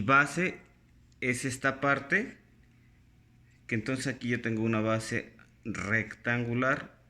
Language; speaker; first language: Spanish; native; Spanish